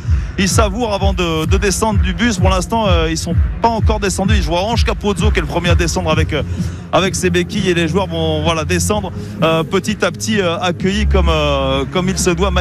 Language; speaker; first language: French; native; French